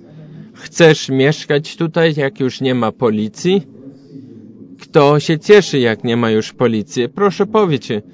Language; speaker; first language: Polish; non-native, learner; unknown